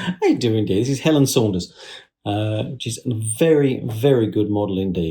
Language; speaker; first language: English; native; English